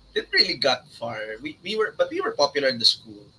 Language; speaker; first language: English; non-native, local second language; Filipino